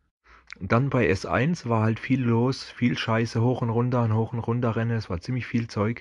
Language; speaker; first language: German; native; German